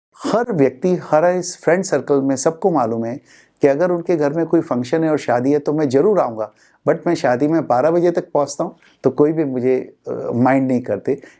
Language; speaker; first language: Hindi; native; Hindi